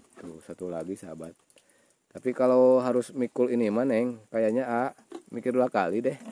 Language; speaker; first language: Indonesian; non-native, local second language; Sundanese